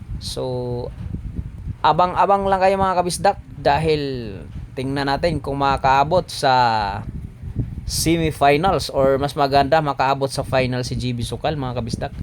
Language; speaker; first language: Filipino; non-native, local second language; Cebuano